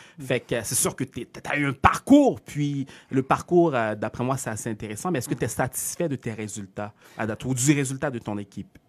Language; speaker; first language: French; native; French